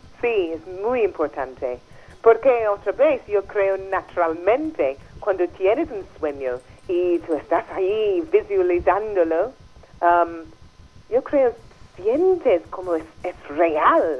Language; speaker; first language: Spanish; non-native, fluent; English